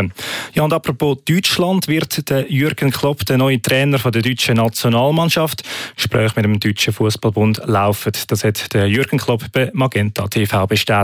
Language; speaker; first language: German; native; German